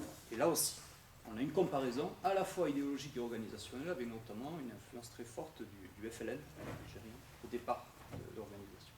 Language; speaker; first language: French; native; French